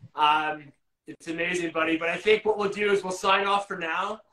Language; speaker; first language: English; native; English